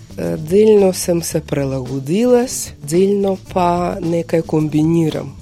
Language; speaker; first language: Slovenian; non-native, fluent; Ukrainian